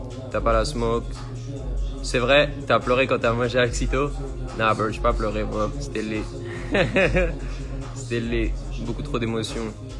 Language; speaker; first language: French; native; French